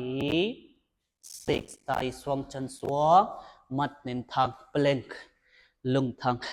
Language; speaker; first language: Vietnamese; non-native, learner; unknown